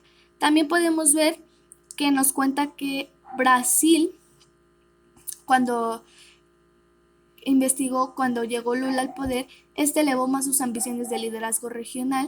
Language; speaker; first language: Spanish; native; Spanish